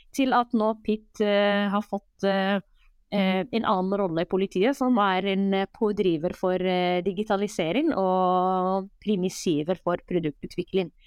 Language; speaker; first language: Norwegian; non-native, fluent; Arabic